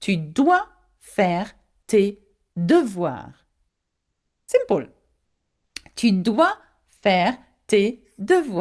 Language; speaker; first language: French; non-native, fluent; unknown